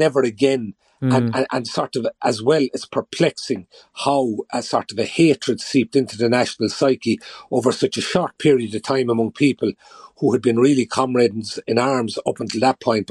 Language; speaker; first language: English; native; English